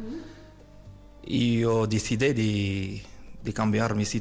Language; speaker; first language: Spanish; non-native, learner; Arabic